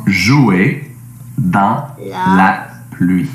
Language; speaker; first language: French; native; French